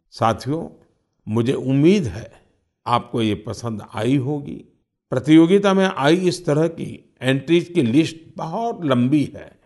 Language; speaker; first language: Hindi; native; Hindi